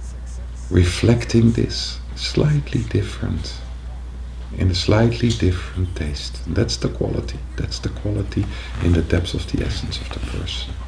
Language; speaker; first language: English; non-native, fluent; Dutch